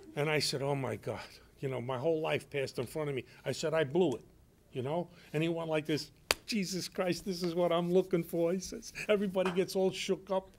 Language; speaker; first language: English; native; English